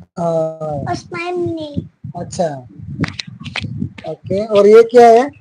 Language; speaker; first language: Hindi; non-native, local second language; Bangla